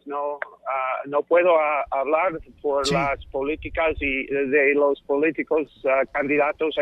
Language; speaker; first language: Spanish; non-native, fluent; English